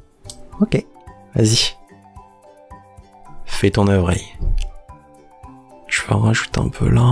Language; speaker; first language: French; native; French